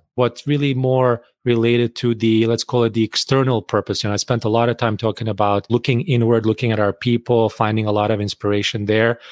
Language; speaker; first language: English; non-native, fluent; Bosnian